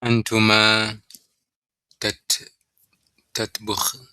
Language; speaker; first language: Arabic; non-native, learner; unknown